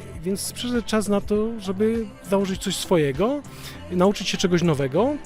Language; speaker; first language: Polish; early bilingual, other home language; Italian